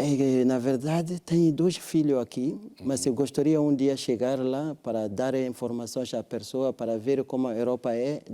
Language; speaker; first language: Portuguese; non-native, learner; French